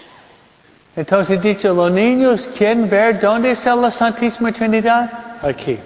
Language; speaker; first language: Spanish; non-native, fluent; English